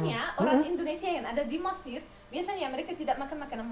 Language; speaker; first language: Indonesian; non-native, learner; Arabic